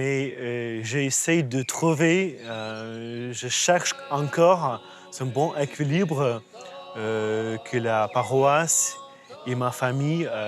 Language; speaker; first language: French; non-native, fluent; Ukrainian